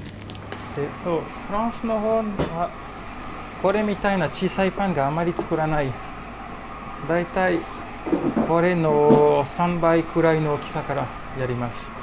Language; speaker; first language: Japanese; non-native, learner; French